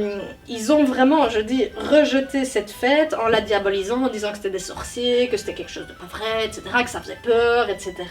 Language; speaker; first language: French; native; French